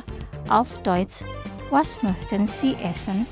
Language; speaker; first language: German; non-native, fluent; Indonesian